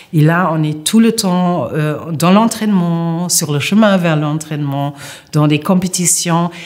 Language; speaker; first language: French; non-native, fluent; German